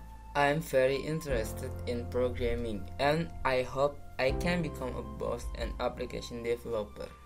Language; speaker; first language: English; non-native, learner; Indonesian